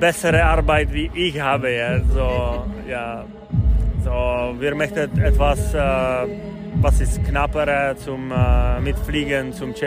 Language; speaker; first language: German; non-native, learner; Czech